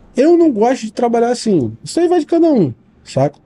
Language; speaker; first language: Portuguese; native; Portuguese